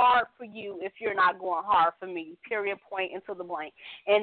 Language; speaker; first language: English; native; English